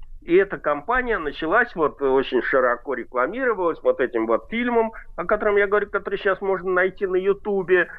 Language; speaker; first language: Russian; native; Russian